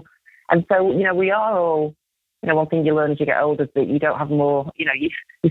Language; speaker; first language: English; native; English